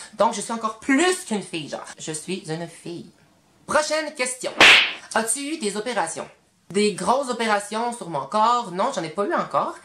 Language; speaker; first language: French; native; French